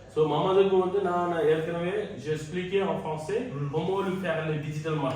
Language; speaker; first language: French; non-native, learner; Tamil